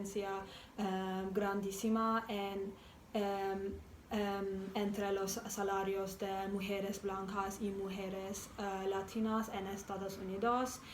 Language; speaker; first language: Spanish; non-native, learner; English